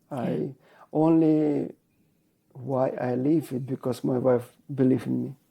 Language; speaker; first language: English; non-native, learner; Ukrainian